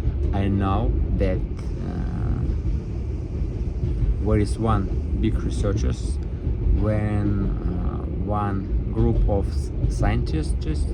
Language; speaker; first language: English; non-native, learner; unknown